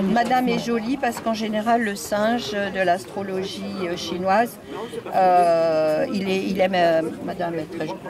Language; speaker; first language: French; native; French